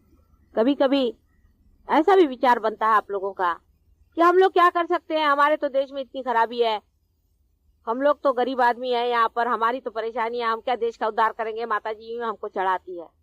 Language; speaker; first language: Hindi; non-native, local second language; Marathi